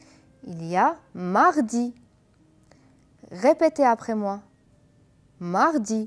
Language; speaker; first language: French; non-native, fluent; Arabic